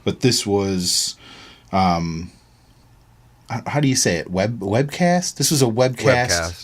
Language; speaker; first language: English; native; English